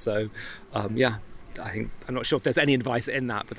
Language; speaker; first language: English; native; English